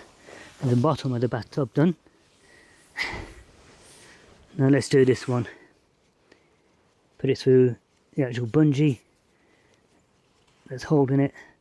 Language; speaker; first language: English; native; English